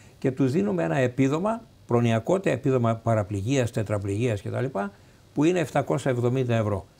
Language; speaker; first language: Greek; native; Greek